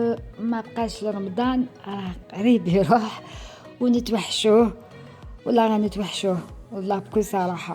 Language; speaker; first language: Arabic; native; Arabic